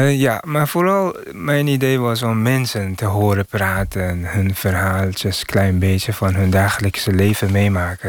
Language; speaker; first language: Dutch; non-native, fluent; Persian